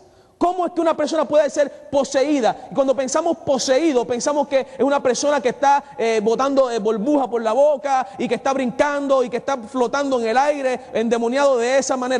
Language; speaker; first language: Spanish; native; Spanish